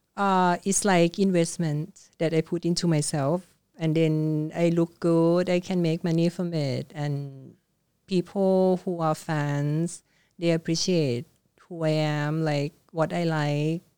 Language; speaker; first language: English; non-native, learner; Thai